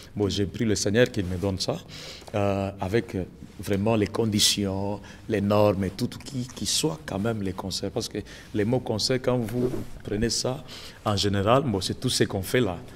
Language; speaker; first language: French; non-native, local second language; Lingala